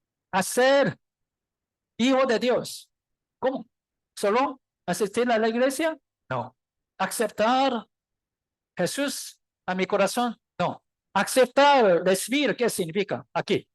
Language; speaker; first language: Spanish; non-native, learner; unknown